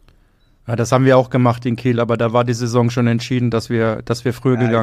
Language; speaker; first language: German; native; German